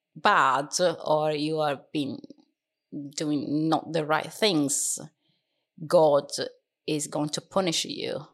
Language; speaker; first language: English; non-native, fluent; Italian